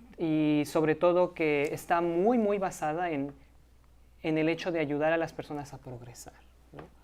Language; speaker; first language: Spanish; native; Spanish